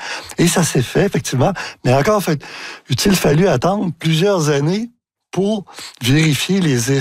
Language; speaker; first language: French; native; French